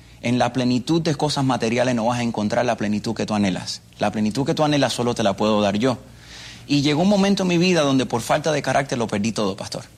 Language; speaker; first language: Spanish; early bilingual, other home language; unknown